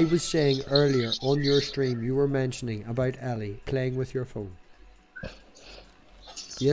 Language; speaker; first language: English; native; English